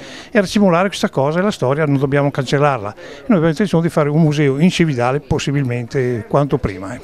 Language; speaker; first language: Italian; native; Italian